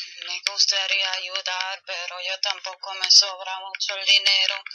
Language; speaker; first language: Spanish; non-native, fluent; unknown